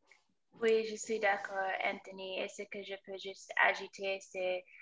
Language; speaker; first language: French; non-native, fluent; English